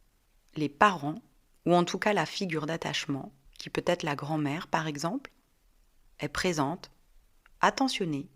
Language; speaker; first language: French; native; French